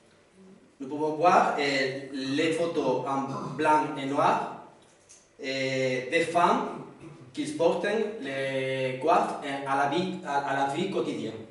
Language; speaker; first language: French; non-native, learner; Spanish